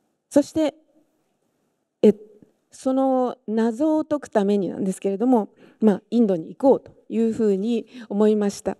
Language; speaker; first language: Japanese; native; Japanese